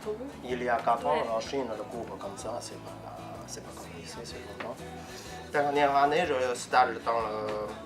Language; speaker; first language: French; non-native, learner; Chinese